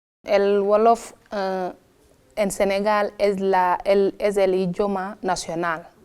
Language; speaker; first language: Spanish; non-native, fluent; Wolof